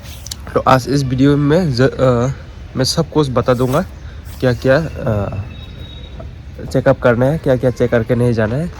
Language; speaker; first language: Hindi; non-native, local second language; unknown